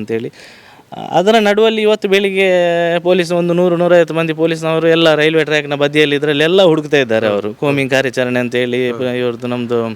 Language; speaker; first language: Kannada; native; Kannada